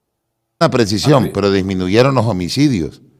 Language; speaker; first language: Spanish; native; Spanish